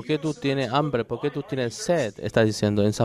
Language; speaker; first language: Spanish; non-native, learner; Korean